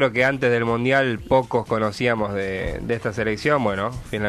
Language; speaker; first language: Spanish; native; Spanish